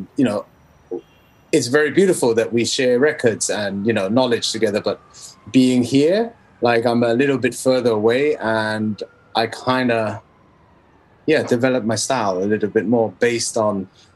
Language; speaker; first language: English; non-native, local second language; Cantonese